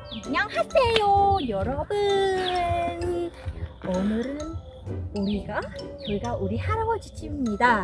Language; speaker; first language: Korean; non-native, learner; Vietnamese